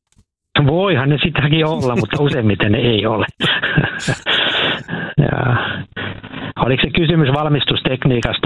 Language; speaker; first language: Finnish; native; Finnish